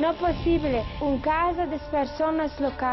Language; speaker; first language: Spanish; non-native, learner; Dutch